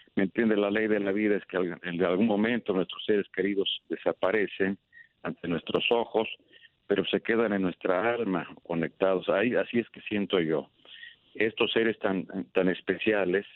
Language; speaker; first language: Spanish; native; Spanish